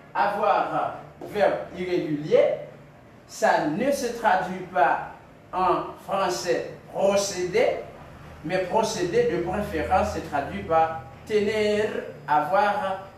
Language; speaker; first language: French; non-native, local second language; Haitian Creole